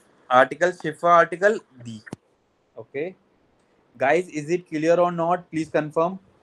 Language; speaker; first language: English; non-native, local second language; Hindi